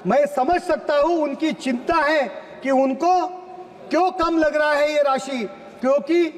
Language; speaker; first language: Hindi; non-native, local second language; Marathi